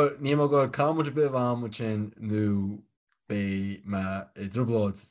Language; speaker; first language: Irish; native; Irish